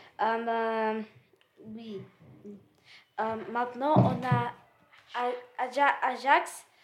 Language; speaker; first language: French; non-native, learner; English